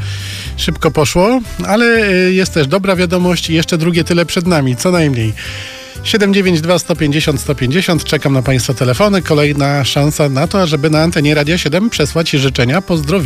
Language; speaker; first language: Polish; native; Polish